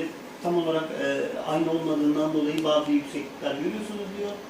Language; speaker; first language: Turkish; native; Turkish